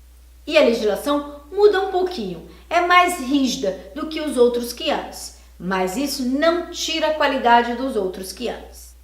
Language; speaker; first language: Portuguese; native; Portuguese